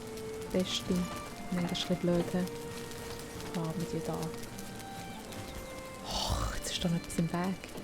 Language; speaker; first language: German; native; German